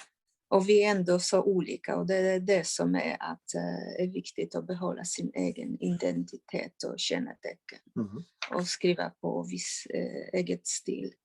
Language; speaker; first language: Swedish; non-native, fluent; Polish